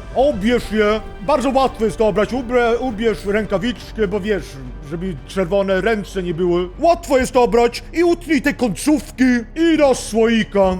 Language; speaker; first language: Polish; non-native, learner; Swedish